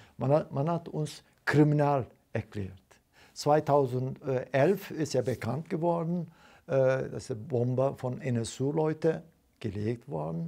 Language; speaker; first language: German; non-native, fluent; Turkish